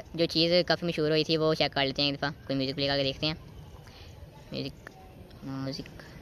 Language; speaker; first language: Urdu; native; Urdu